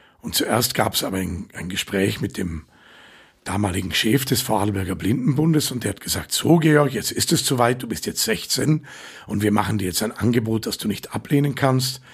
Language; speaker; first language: German; native; German